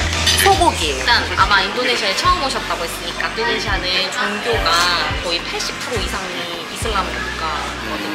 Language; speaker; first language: Korean; non-native, local second language; Indonesian